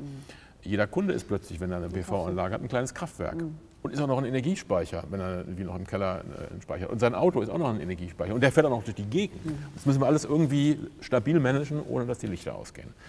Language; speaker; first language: German; native; German